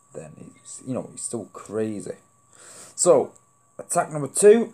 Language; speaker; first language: English; native; English